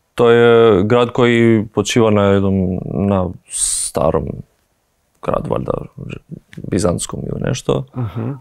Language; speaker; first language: Croatian; non-native, fluent; Albanian